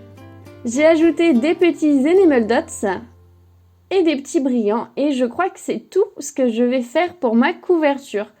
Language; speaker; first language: French; native; French